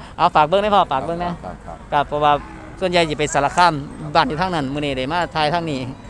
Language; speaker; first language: Thai; non-native, local second language; Northeastern Thai